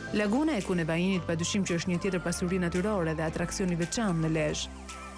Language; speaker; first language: Albanian; native; Albanian